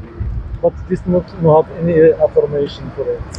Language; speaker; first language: English; non-native, learner; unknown